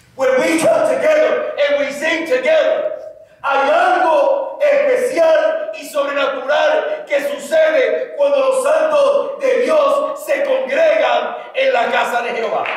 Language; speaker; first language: Spanish; native; Spanish